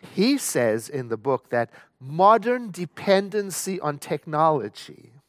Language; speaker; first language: English; native; English